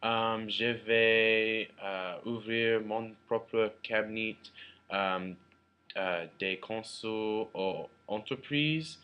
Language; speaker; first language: French; non-native, learner; English